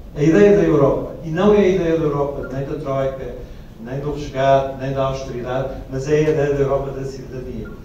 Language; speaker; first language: Portuguese; native; Portuguese